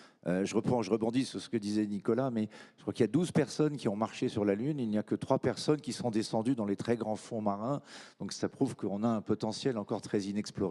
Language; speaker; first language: French; native; French